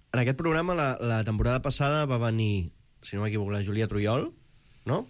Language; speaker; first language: Catalan; native; Catalan